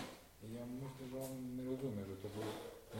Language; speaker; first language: Polish; non-native, learner; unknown